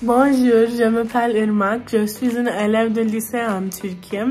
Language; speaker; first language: French; non-native, learner; Turkish